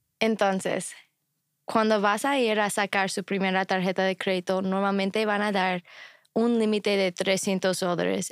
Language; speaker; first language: Spanish; non-native, fluent; English